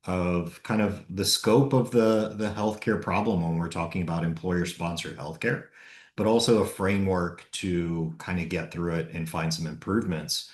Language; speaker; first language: English; native; English